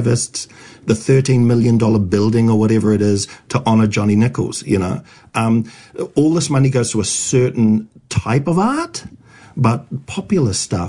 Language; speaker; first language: English; native; English